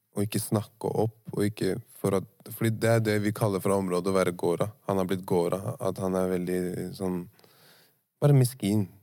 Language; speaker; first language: Norwegian; early bilingual, other home language; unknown